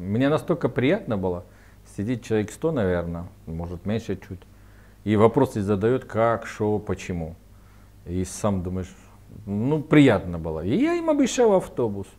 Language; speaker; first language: Ukrainian; non-native, learner; Armenian